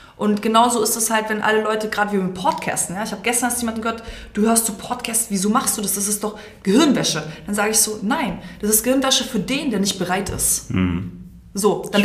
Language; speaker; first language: German; early bilingual, other home language; Serbian